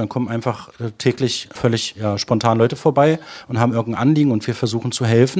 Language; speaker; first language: German; native; German